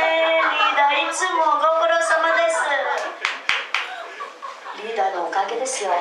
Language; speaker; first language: Japanese; non-native, fluent; Filipino